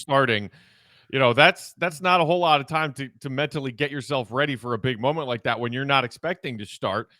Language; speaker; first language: English; native; English